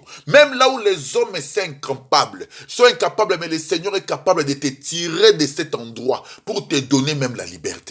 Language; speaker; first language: French; non-native, local second language; Lingala